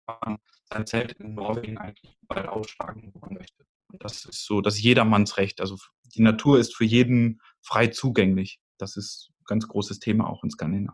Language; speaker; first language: German; native; German